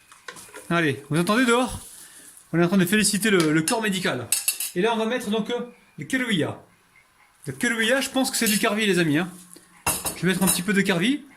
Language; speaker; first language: French; native; French